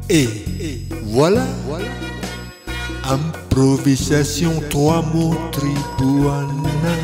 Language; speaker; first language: French; non-native, fluent; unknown